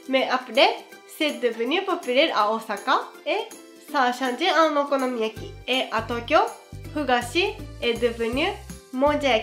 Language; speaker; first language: French; non-native, fluent; Japanese